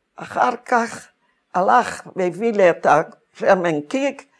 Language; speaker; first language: Hebrew; non-native, fluent; Hungarian